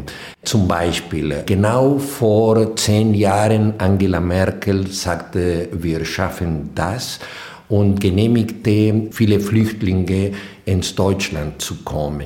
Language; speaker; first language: German; non-native, fluent; Spanish